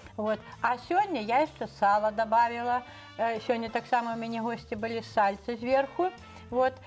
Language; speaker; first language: Belarusian; non-native, local second language; Russian